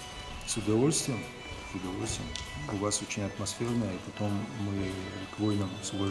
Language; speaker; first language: Russian; native; Russian